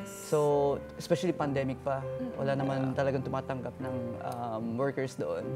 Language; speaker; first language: Filipino; non-native, fluent; Japanese